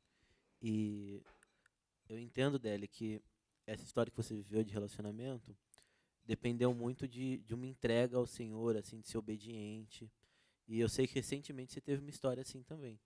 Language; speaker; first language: Portuguese; native; Portuguese